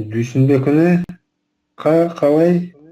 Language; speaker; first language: Kazakh; non-native, local second language; Russian